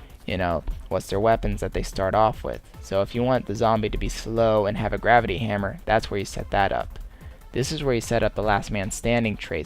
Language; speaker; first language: English; native; English